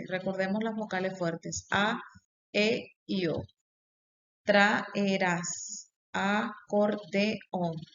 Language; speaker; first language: Spanish; native; Spanish